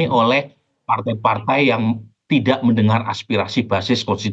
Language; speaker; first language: Indonesian; native; Indonesian